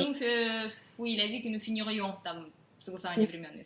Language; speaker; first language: French; non-native, fluent; Russian